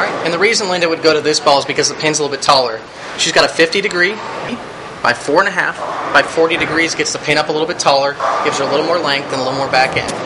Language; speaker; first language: English; native; English